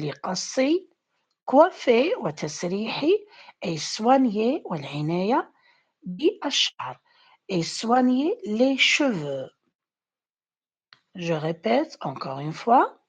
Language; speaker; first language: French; non-native, fluent; Arabic